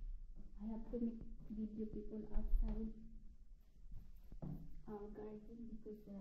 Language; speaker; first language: English; non-native, learner; Filipino